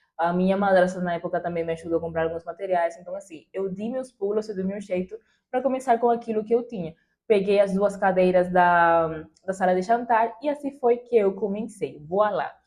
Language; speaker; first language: Portuguese; non-native, fluent; Spanish